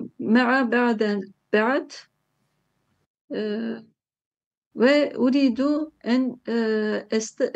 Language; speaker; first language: Arabic; non-native, learner; Turkish